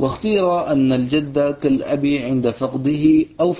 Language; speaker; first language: Arabic; native; Arabic